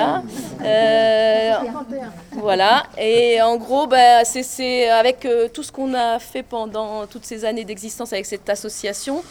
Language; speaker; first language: French; native; French